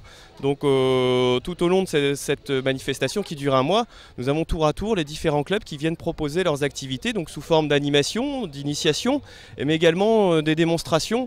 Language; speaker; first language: French; native; French